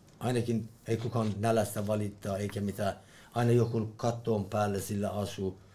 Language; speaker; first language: Finnish; non-native, learner; Persian